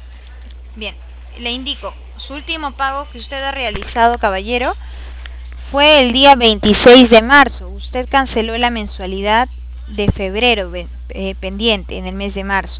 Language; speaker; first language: Spanish; native; Spanish